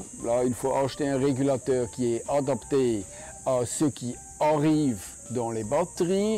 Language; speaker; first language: French; non-native, fluent; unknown